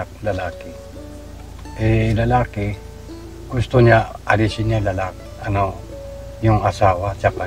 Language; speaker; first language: Filipino; non-native, learner; Japanese